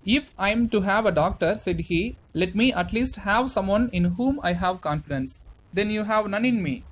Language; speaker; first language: English; non-native, local second language; Tamil